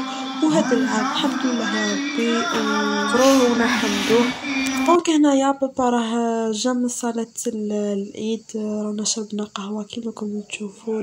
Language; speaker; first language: Arabic; early bilingual, heritage; Arabic